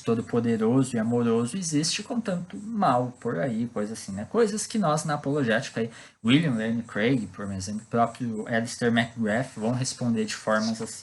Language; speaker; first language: Portuguese; native; Portuguese